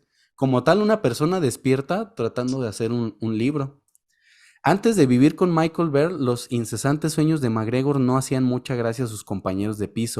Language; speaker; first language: Spanish; native; Spanish